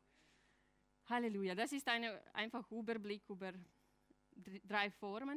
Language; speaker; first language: German; non-native, fluent; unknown